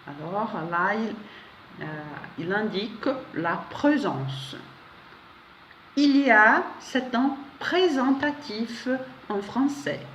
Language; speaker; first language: French; non-native, fluent; Portuguese